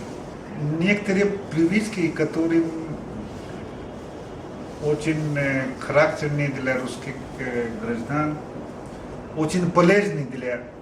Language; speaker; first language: Russian; non-native, learner; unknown